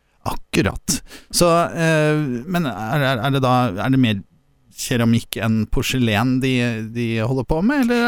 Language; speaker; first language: Norwegian; native; Norwegian